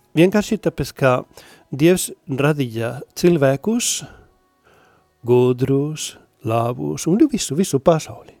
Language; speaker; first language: Latvian; non-native, learner; Spanish